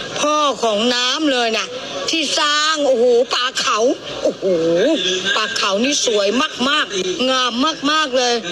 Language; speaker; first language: Thai; native; Thai